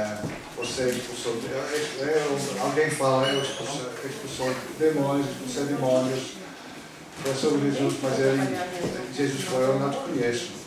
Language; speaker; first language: Portuguese; non-native, fluent; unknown